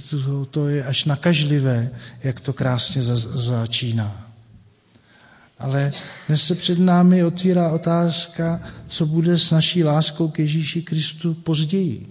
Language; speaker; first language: Czech; native; Czech